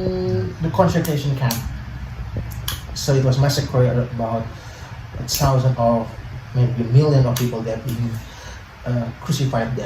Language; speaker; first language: English; non-native, learner; Indonesian